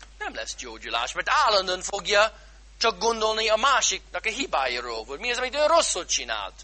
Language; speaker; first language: Hungarian; non-native, fluent; English